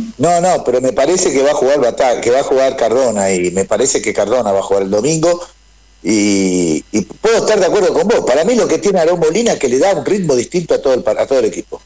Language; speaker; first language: Spanish; native; Spanish